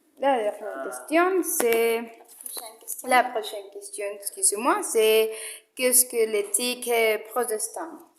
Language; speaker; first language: French; non-native, learner; Spanish